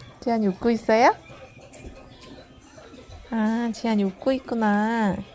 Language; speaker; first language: Korean; native; Korean